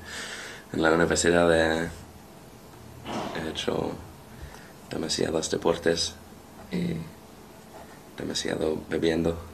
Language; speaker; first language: Spanish; non-native, fluent; English